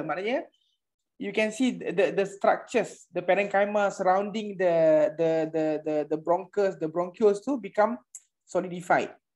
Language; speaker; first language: English; non-native, local second language; Malay